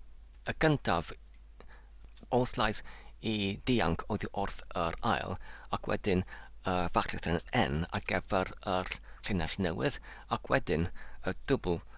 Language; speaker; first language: Welsh; non-native, learner; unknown